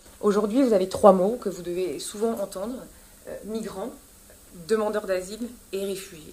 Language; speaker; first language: French; native; French